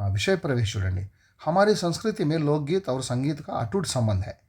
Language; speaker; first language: Hindi; non-native, local second language; Telugu